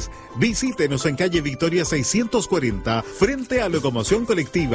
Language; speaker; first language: Spanish; native; Spanish